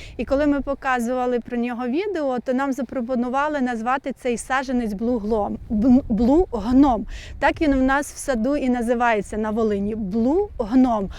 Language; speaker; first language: Ukrainian; native; Ukrainian